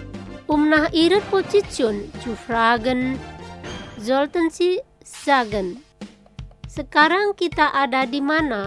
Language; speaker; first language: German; non-native, fluent; Indonesian